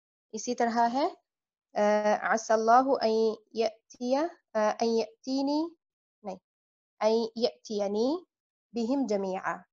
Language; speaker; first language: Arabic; non-native, fluent; Urdu